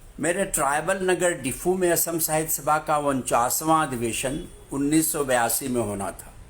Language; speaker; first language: Hindi; native; Hindi